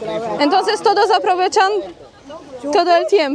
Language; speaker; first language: Spanish; non-native, fluent; Polish